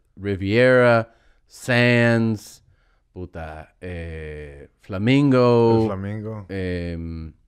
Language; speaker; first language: Spanish; early bilingual, heritage; Spanish